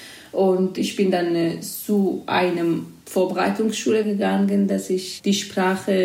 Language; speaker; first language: German; non-native, fluent; Kurdish